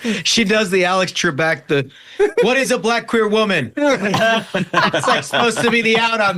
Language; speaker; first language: English; native; English